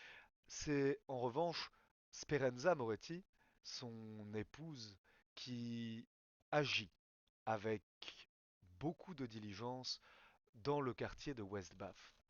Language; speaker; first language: French; native; French